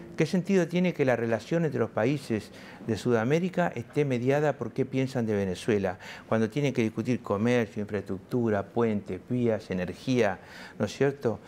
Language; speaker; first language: Spanish; native; Spanish